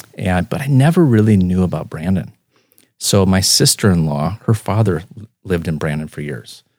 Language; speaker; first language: English; native; English